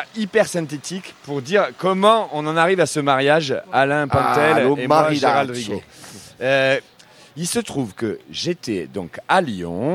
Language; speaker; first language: French; native; French